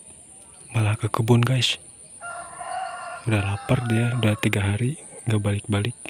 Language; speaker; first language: Indonesian; non-native, local second language; Sundanese